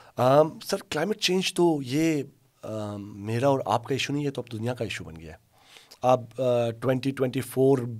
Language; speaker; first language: Urdu; non-native, local second language; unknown